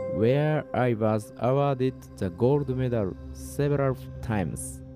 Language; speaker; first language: English; non-native, fluent; Japanese